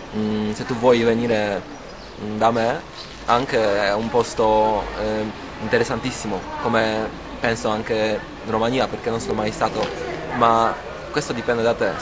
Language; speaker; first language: Italian; non-native, fluent; Polish